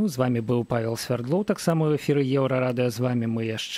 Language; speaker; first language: Belarusian; native; Belarusian